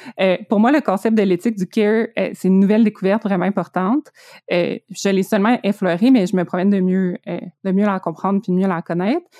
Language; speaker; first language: French; native; French